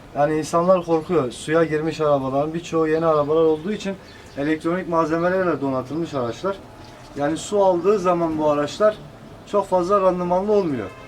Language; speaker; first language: Turkish; native; Turkish